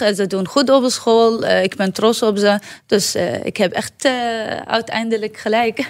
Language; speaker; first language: Dutch; non-native, learner; Arabic